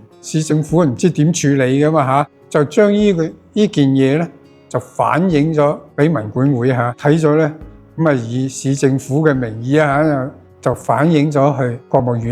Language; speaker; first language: Cantonese; native; Cantonese